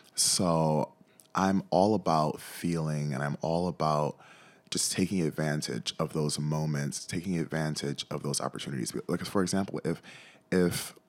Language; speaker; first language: English; native; English